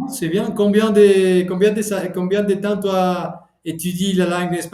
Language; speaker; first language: French; non-native, fluent; Spanish